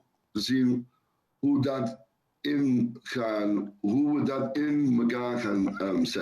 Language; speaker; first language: Dutch; non-native, local second language; Papiamento